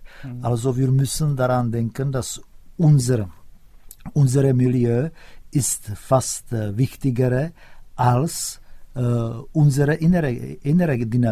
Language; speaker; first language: German; non-native, fluent; Czech